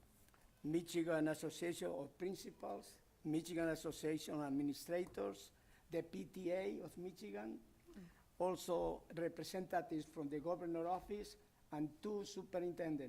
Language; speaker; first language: English; non-native, fluent; Spanish